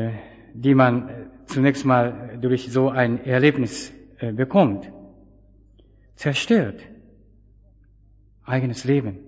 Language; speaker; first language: German; non-native, fluent; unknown